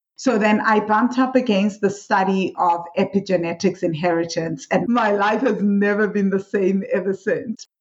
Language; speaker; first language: English; non-native, local second language; Swati